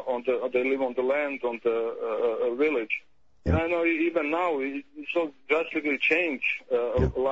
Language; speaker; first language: English; non-native, learner; Croatian